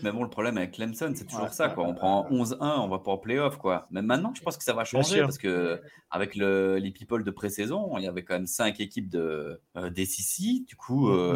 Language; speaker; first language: French; native; French